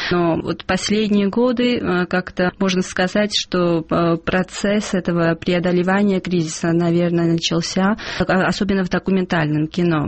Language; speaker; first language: Russian; non-native, local second language; Georgian